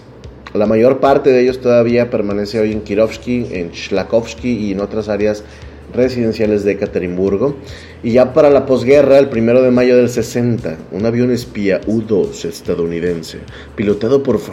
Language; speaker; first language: Spanish; native; Spanish